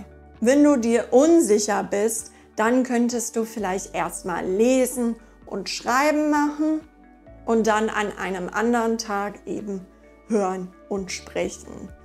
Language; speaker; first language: German; non-native, fluent; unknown